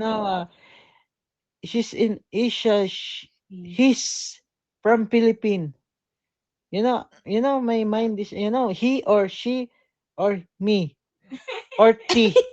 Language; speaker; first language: English; non-native, learner; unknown